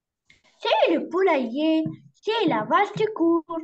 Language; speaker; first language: French; non-native, learner; Arabic